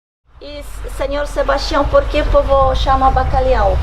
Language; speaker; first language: Portuguese; non-native, learner; Polish